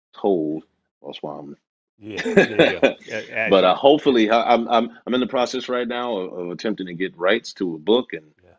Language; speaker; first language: English; native; English